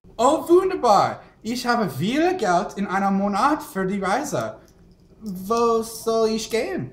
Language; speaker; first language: German; non-native, learner; English